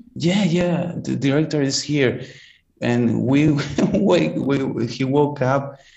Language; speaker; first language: English; non-native, fluent; Spanish